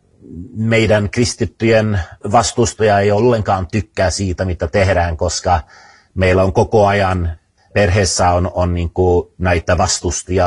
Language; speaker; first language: Finnish; non-native, fluent; Swedish